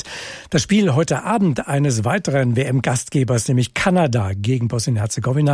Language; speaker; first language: German; native; German